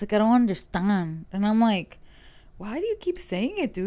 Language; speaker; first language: English; early bilingual, other home language; Spanish